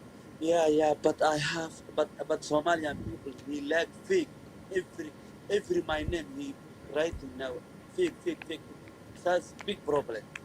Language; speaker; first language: English; non-native, learner; Somali